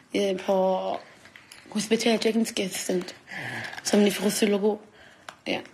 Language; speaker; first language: Danish; non-native, learner; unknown